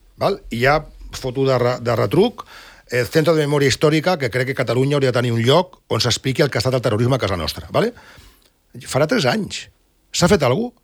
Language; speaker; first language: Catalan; non-native, local second language; Spanish